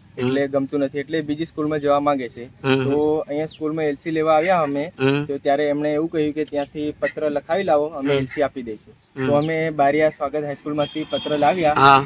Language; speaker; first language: Gujarati; non-native, local second language; Bhili